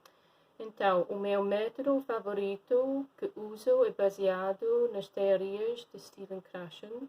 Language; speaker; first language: Portuguese; non-native, fluent; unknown